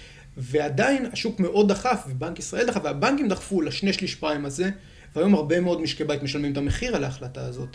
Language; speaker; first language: Hebrew; native; Hebrew